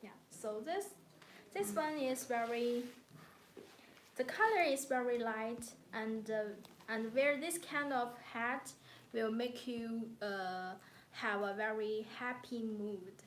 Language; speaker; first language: English; non-native, learner; Chinese